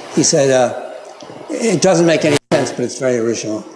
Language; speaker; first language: English; native; English